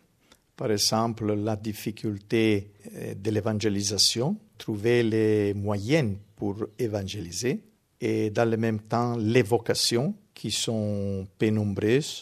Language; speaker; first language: French; non-native, fluent; Italian